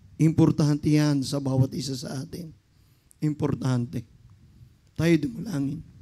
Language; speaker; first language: Filipino; native; Filipino